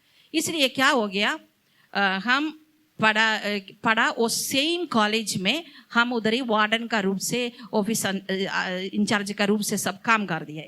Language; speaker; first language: Hindi; non-native, local second language; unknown